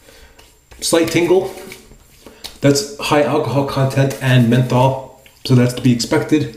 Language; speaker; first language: English; native; English